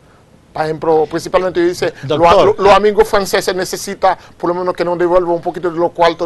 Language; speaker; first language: Spanish; non-native, fluent; Haitian Creole